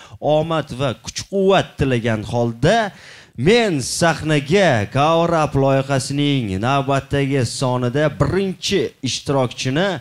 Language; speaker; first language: Uzbek; native; Uzbek